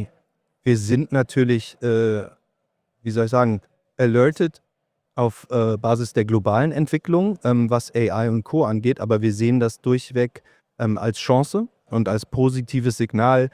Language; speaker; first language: German; native; German